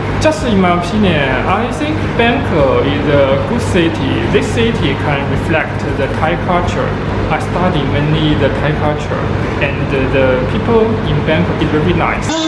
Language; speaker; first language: English; non-native, learner; Chinese